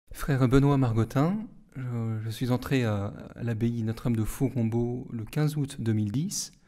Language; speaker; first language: French; native; French